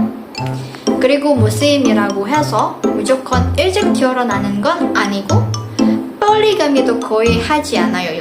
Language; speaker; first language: Korean; non-native, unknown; Indonesian